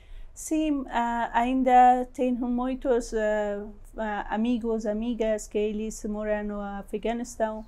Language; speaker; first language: Portuguese; non-native, learner; Persian